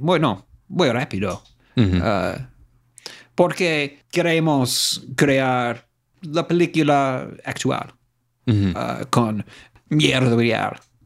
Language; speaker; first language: Spanish; non-native, learner; English